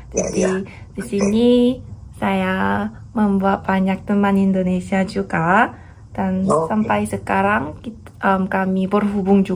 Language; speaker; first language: Indonesian; non-native, learner; Korean